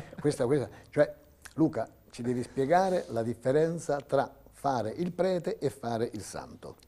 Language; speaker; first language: Italian; native; Italian